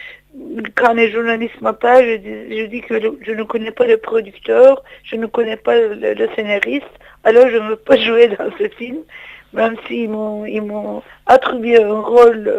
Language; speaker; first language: French; non-native, fluent; Turkish